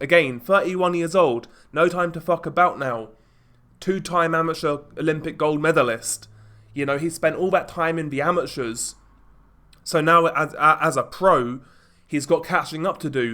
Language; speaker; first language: English; native; English